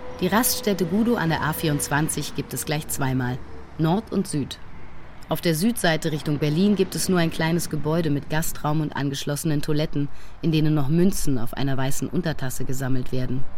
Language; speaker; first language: German; native; German